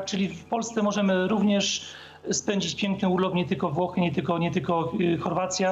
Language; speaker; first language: Polish; native; Polish